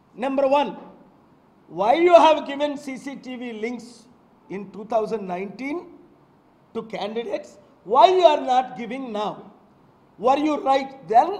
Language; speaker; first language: English; non-native, local second language; Telugu